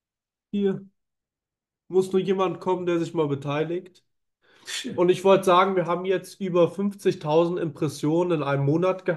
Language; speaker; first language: German; native; German